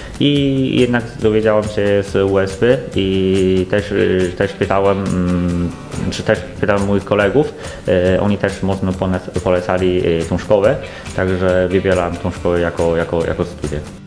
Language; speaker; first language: Polish; non-native, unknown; Chinese